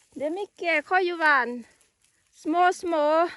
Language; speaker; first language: Swedish; non-native, learner; Thai